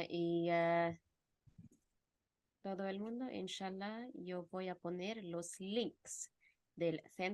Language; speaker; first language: Spanish; non-native, fluent; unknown